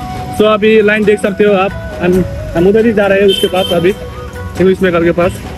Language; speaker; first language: Hindi; non-native, learner; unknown